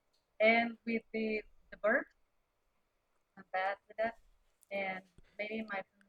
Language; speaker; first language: English; non-native, learner; Spanish